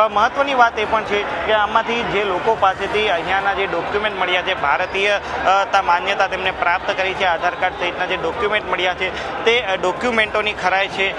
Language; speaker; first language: Gujarati; native; Gujarati